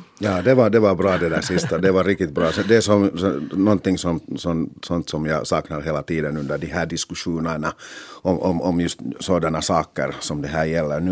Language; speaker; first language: Swedish; non-native, local second language; Finnish